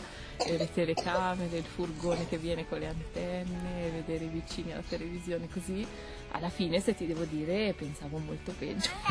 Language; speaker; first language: Italian; native; Italian